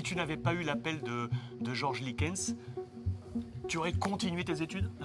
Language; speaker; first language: French; native; French